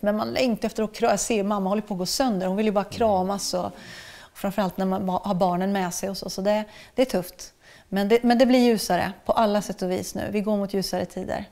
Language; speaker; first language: Swedish; native; Swedish